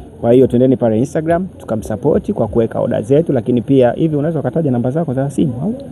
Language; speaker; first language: Swahili; native; Swahili